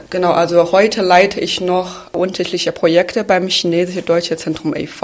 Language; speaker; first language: German; non-native, fluent; Chinese